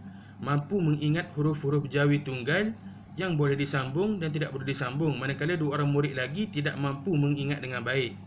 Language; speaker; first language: Malay; native; Malay